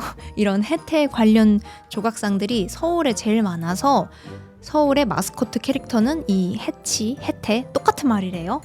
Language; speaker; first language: Korean; native; Korean